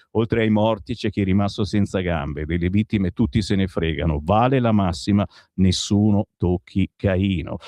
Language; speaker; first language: Italian; native; Italian